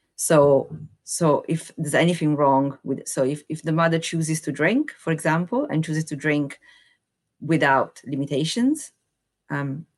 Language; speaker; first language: English; non-native, fluent; Italian